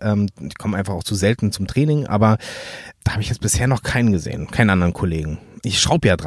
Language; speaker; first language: German; native; German